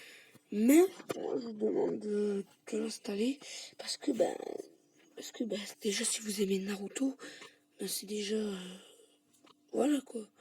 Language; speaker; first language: French; native; French